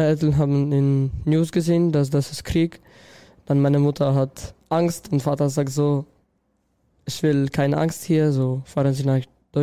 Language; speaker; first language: German; non-native, learner; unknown